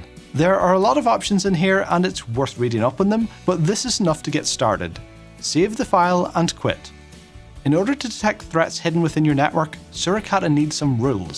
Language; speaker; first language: English; native; English